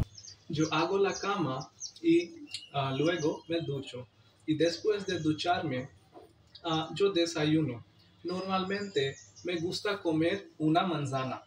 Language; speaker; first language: Spanish; non-native, learner; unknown